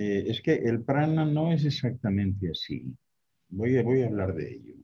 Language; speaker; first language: Spanish; native; Spanish